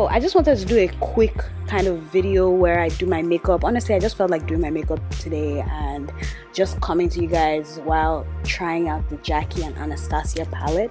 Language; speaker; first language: English; native; English